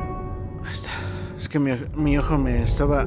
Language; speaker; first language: Spanish; native; Spanish